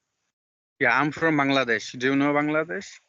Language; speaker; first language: English; non-native, fluent; Bangla